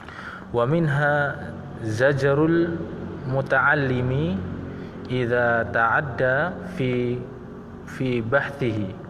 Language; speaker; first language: Arabic; non-native, learner; Indonesian